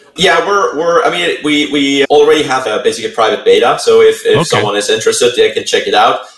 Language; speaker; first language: English; non-native, fluent; Swiss German